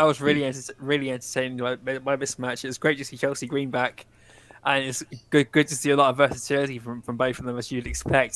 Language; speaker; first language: English; native; English